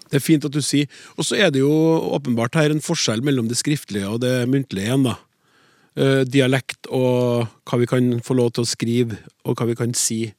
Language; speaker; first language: Norwegian; native; Norwegian